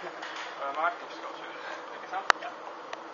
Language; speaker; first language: Norwegian; non-native, learner; Latvian